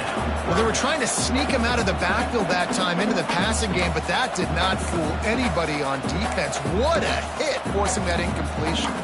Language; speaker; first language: English; native; English